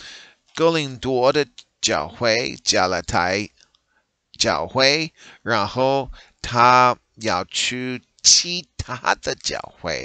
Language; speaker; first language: Chinese; non-native, learner; English